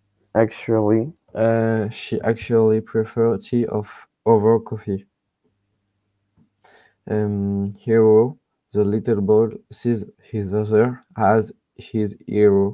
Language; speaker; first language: English; non-native, learner; French